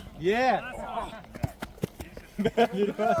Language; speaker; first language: Ukrainian; native; Ukrainian